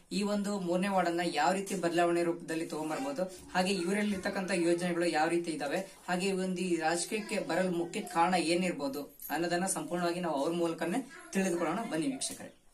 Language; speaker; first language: Kannada; native; Kannada